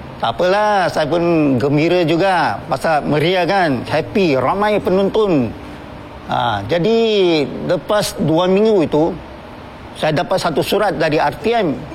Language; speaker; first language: Malay; non-native, local second language; Chinese